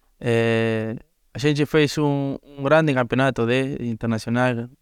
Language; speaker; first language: Portuguese; non-native, learner; Spanish